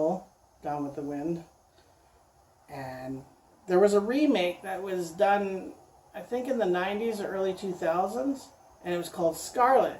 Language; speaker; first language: English; native; English